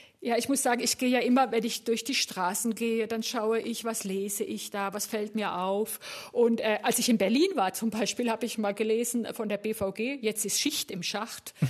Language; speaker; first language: German; native; German